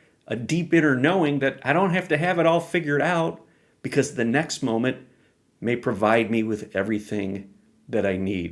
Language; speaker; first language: English; native; English